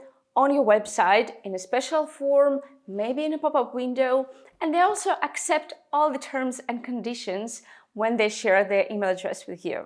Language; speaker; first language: English; non-native, fluent; Russian